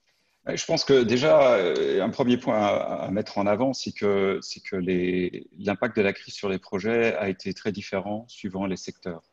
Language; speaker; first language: French; native; French